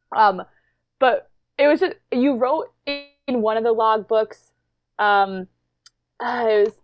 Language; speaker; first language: English; native; English